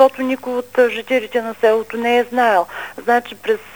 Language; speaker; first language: Bulgarian; native; Bulgarian